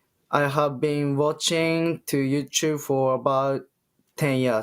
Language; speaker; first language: English; non-native, learner; Japanese